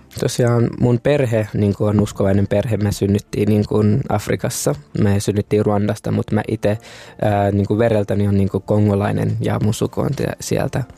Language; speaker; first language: Finnish; early bilingual, other home language; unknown